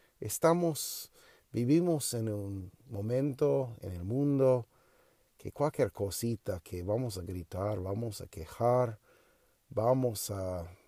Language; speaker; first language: Spanish; non-native, learner; English